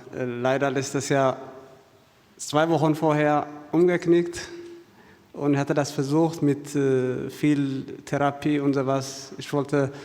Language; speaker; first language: German; non-native, fluent; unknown